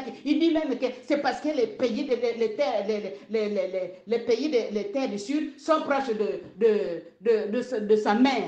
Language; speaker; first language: French; non-native, local second language; Lingala